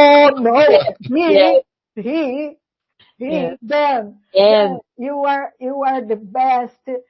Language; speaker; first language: English; non-native, learner; Portuguese